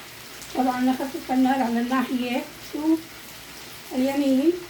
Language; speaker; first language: Arabic; native; Arabic